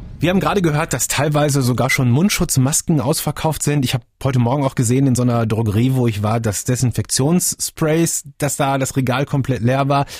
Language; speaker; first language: German; native; German